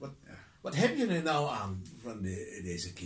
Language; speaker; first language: Dutch; non-native, learner; Indonesian